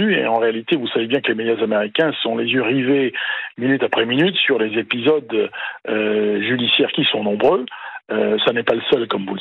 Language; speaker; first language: French; native; French